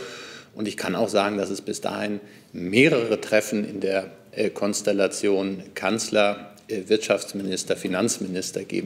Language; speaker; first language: German; native; German